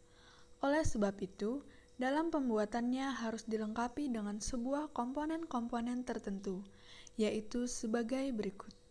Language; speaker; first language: Indonesian; native; Indonesian